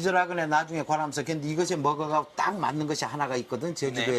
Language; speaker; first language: Korean; native; Korean